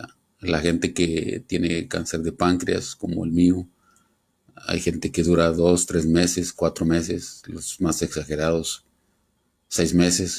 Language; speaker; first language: Spanish; native; Spanish